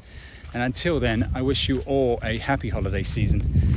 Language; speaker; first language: English; native; English